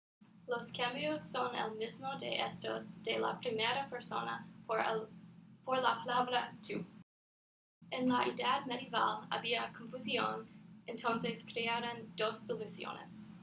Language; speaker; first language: Spanish; non-native, learner; English